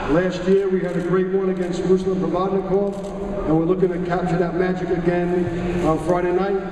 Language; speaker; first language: English; native; English